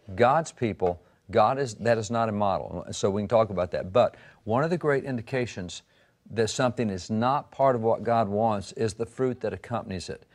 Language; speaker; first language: English; native; English